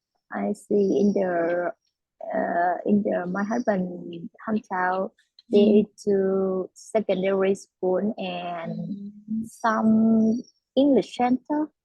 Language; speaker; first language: English; non-native, learner; Vietnamese